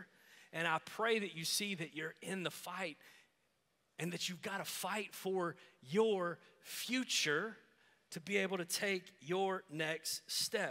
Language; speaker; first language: English; native; English